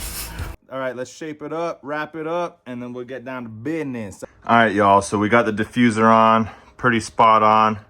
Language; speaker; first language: English; native; English